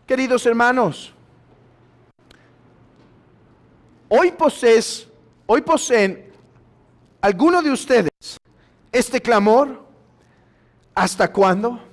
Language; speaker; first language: Spanish; native; Spanish